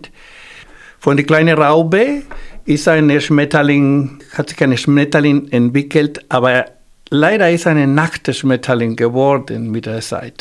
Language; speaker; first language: German; non-native, fluent; Spanish